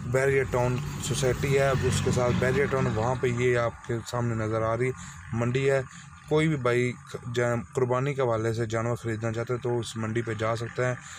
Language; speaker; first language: Urdu; non-native, local second language; Punjabi